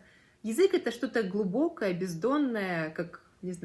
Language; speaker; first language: Russian; native; Russian